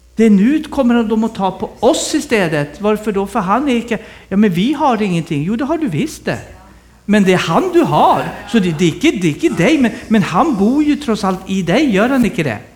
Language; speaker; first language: Swedish; native; Swedish